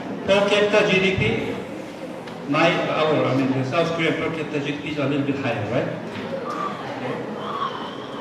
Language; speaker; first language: English; non-native, fluent; Korean